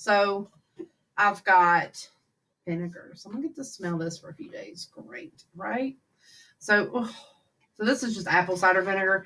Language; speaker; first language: English; native; English